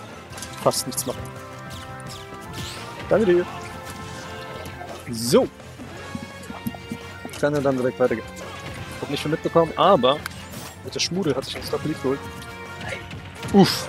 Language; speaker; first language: German; native; German